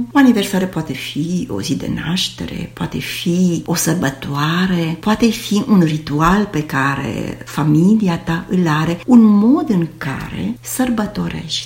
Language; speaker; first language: Romanian; native; Romanian